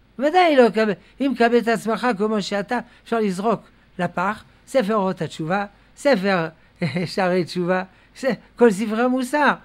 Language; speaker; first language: Hebrew; non-native, fluent; French